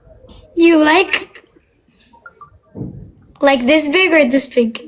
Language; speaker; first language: English; non-native, fluent; Amharic